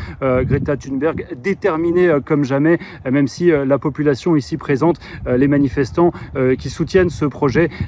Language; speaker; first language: French; native; French